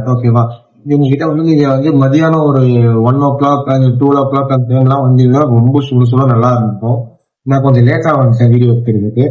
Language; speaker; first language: Tamil; non-native, local second language; Malayalam